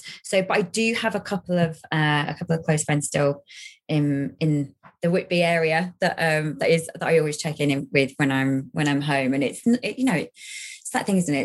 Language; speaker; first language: English; native; English